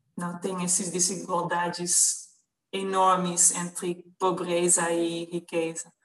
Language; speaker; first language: Portuguese; non-native, fluent; Dutch